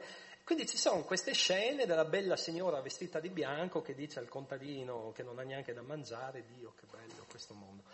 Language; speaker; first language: Italian; native; Italian